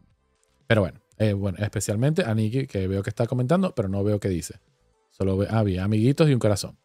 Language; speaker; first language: Spanish; native; Spanish